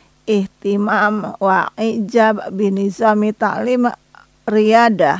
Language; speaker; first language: Arabic; non-native, fluent; Indonesian